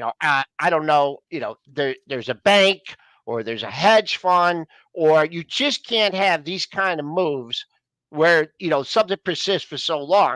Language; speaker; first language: English; native; English